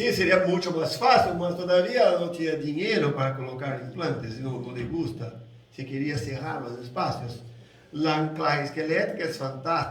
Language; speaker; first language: Spanish; non-native, learner; Portuguese